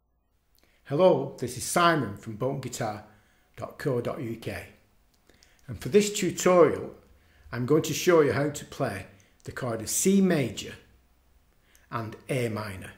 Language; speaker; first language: English; native; English